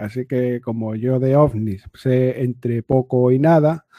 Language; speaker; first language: Spanish; native; Spanish